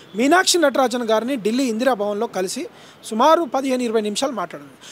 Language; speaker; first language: Telugu; non-native, local second language; Lambadi